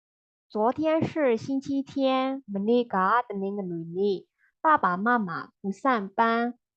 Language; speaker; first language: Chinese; non-native, fluent; Burmese